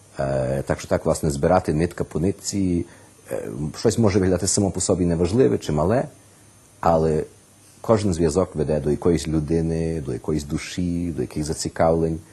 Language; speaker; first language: Ukrainian; early bilingual, heritage; Ukrainian